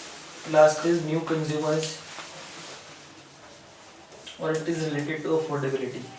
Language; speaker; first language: English; non-native, local second language; Hindi